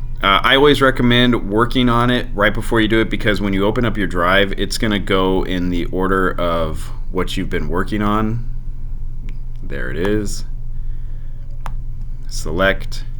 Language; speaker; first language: English; native; English